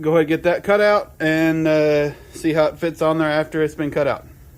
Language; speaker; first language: English; native; English